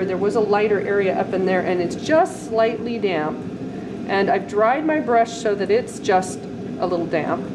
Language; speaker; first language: English; native; English